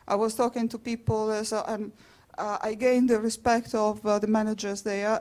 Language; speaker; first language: English; non-native, fluent; Italian